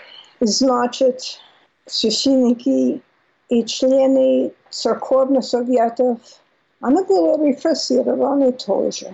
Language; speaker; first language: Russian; non-native, fluent; English